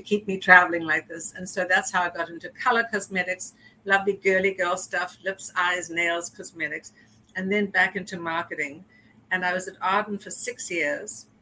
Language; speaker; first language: English; native; English